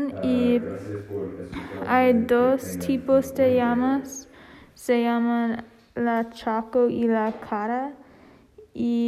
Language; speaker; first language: Spanish; non-native, learner; English